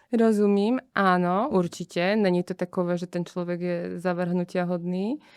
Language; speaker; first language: Czech; non-native, fluent; Slovak